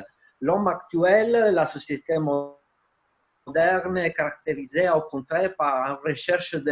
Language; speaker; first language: French; non-native, fluent; Italian